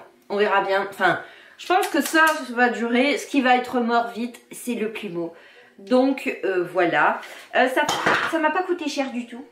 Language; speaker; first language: French; native; French